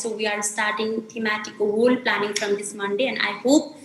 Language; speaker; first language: English; non-native, local second language; Nepali